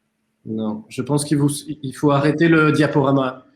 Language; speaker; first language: French; native; French